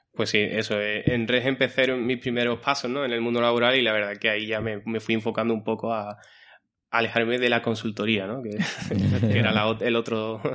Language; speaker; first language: Spanish; native; Spanish